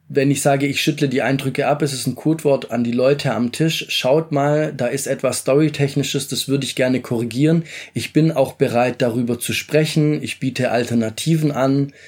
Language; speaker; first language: German; native; German